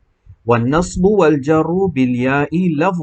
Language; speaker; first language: Arabic; non-native, fluent; Morisyen